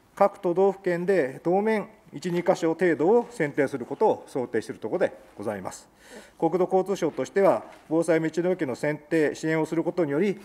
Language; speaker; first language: Japanese; native; Japanese